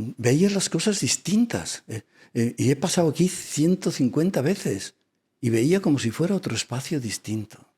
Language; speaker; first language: Spanish; non-native, local second language; Catalan